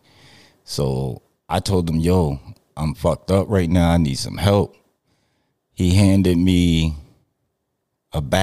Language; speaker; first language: English; native; English